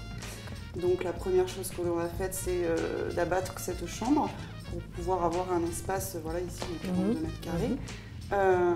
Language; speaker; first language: French; native; French